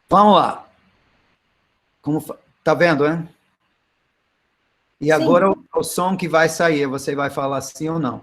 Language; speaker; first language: Portuguese; non-native, fluent; English